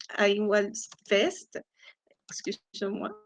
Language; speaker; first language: French; non-native, fluent; Spanish